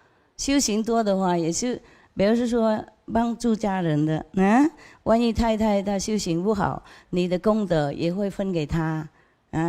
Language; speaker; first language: Chinese; non-native, fluent; Vietnamese